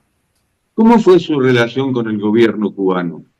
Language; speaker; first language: Spanish; native; Spanish